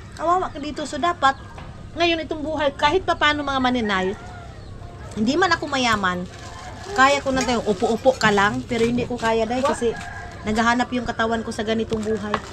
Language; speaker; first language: Filipino; non-native, local second language; Cebuano